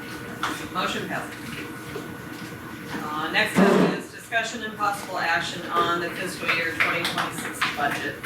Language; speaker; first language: English; native; English